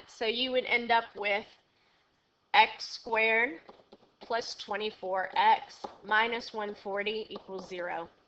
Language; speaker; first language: English; native; English